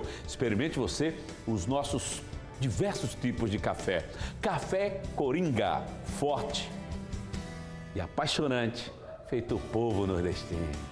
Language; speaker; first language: Portuguese; native; Portuguese